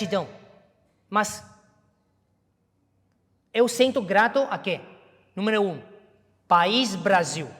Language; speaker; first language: Portuguese; non-native, fluent; Chinese